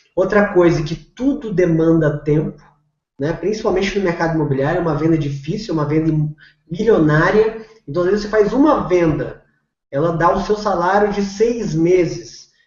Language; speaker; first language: Portuguese; native; Portuguese